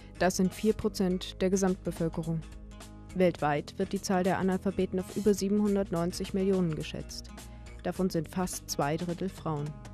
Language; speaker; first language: German; native; German